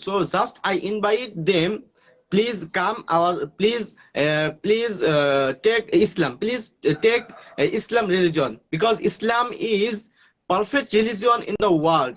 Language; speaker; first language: English; non-native, learner; Bangla